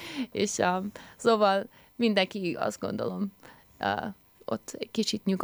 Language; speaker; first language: Hungarian; early bilingual, heritage; Hungarian